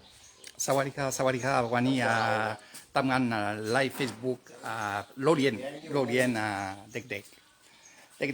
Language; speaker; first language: Thai; non-native, learner; French